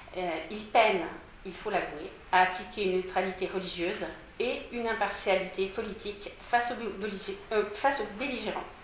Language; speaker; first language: French; native; French